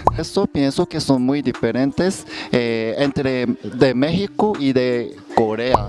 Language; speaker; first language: Spanish; non-native, learner; Korean